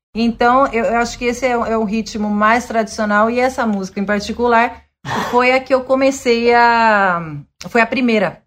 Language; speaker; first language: Portuguese; early bilingual, other home language; Spanish